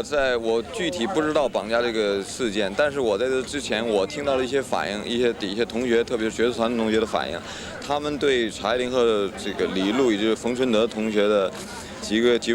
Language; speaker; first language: Chinese; native; Chinese